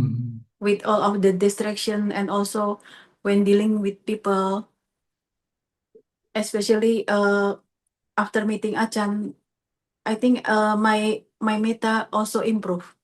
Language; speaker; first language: English; non-native, learner; Indonesian